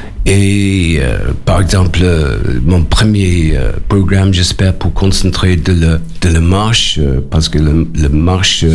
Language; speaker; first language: French; non-native, learner; English